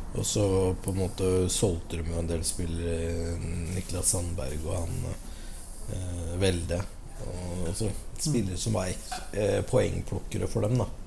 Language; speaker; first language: Norwegian; native; Norwegian